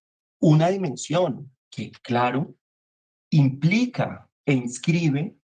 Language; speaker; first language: Spanish; native; Spanish